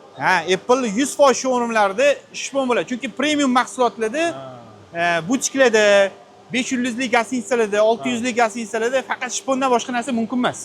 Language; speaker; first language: Uzbek; native; Uzbek